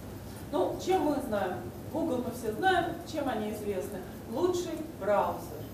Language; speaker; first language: Russian; native; Russian